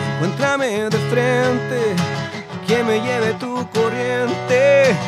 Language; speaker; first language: Spanish; native; Spanish